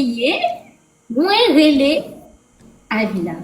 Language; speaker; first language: French; native; French